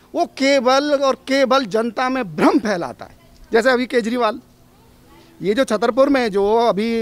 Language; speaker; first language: Hindi; native; Hindi